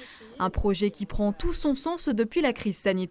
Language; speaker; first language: French; native; French